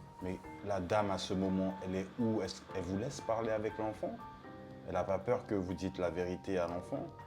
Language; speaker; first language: French; native; French